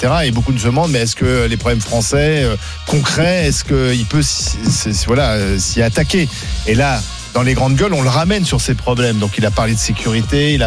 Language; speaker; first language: French; native; French